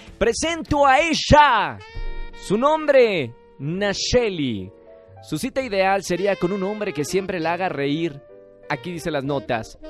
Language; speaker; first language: Spanish; native; Spanish